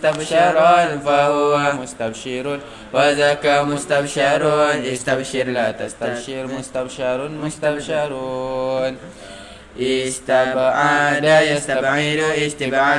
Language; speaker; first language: Arabic; non-native, fluent; Malay